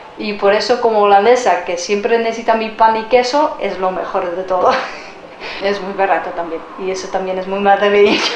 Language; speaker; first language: Spanish; non-native, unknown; Dutch